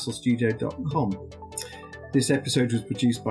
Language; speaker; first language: English; native; English